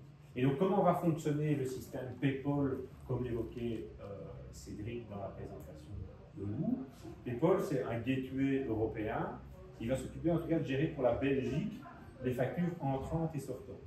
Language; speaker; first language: French; native; French